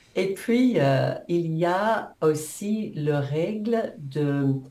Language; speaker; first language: French; non-native, fluent; English